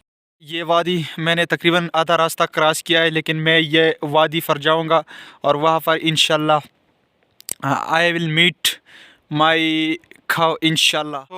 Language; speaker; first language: Hindi; non-native, local second language; Pashto